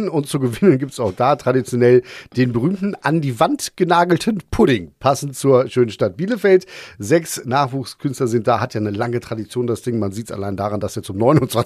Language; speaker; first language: German; native; German